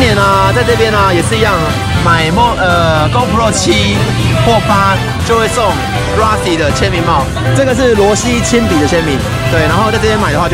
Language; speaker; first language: Chinese; native; Chinese